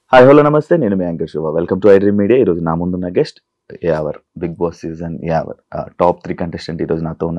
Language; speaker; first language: Telugu; native; Telugu